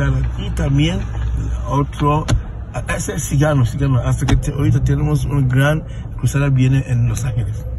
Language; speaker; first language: Spanish; non-native, learner; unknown